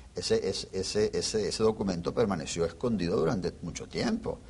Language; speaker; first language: Spanish; native; Spanish